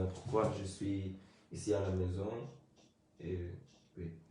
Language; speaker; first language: French; early bilingual, other home language; Lingala